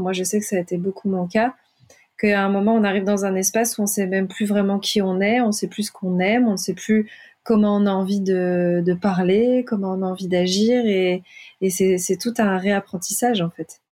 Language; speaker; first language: French; native; French